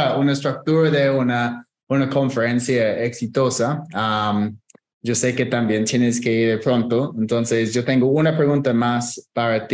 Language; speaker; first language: Spanish; non-native, fluent; English